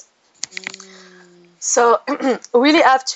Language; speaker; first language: English; non-native, fluent; French